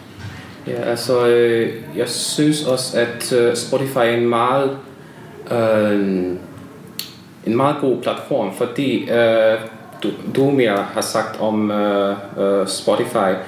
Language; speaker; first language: Swedish; non-native, learner; Hungarian